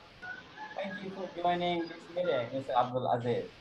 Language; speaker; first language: English; non-native, fluent; Indonesian